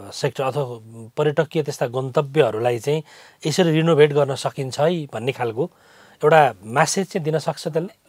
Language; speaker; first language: Nepali; native; Nepali